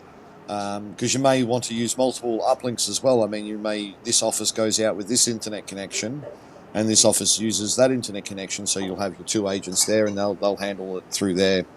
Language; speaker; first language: English; native; English